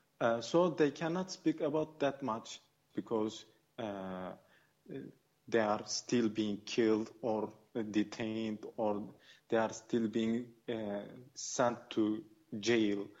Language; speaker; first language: English; non-native, fluent; Kurdish